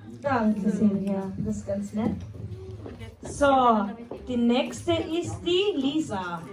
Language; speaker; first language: German; non-native, fluent; Filipino